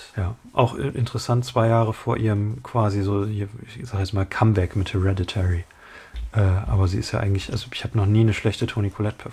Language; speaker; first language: German; native; German